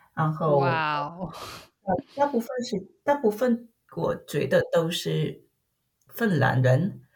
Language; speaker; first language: Chinese; non-native, fluent; Vietnamese